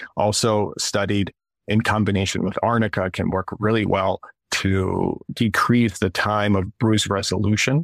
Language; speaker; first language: English; early bilingual, other home language; Russian